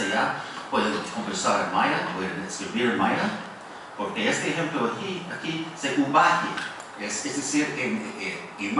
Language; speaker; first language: Spanish; non-native, fluent; English